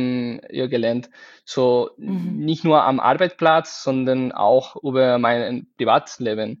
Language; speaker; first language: German; non-native, fluent; Spanish